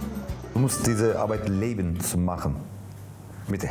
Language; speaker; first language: German; non-native, learner; Turkish